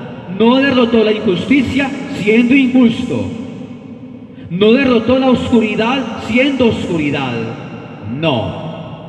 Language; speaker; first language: Spanish; native; Spanish